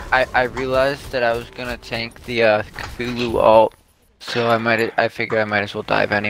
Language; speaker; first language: English; native; English